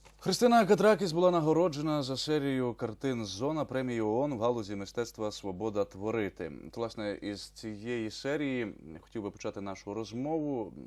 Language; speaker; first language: Ukrainian; native; Ukrainian